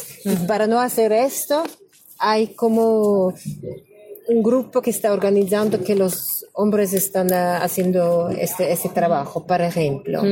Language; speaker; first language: Spanish; non-native, learner; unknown